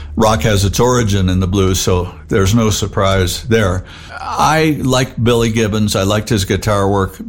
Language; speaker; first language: English; native; English